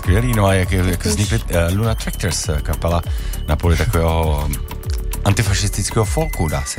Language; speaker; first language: Czech; native; Czech